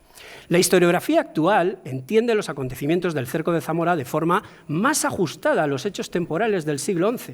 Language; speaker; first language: Spanish; native; Spanish